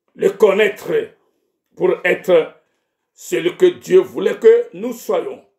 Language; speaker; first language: French; non-native, local second language; Ewe